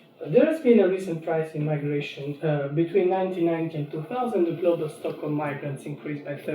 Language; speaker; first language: English; non-native, fluent; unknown